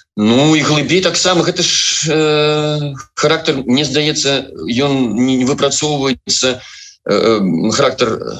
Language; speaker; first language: Belarusian; non-native, local second language; Russian